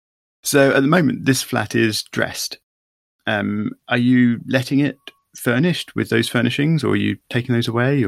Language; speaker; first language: English; native; English